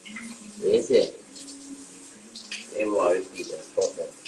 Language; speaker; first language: English; native; English